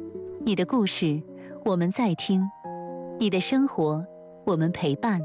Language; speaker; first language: Chinese; native; Chinese